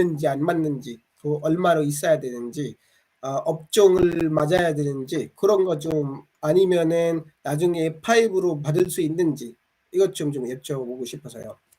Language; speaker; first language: Korean; non-native, fluent; Bangla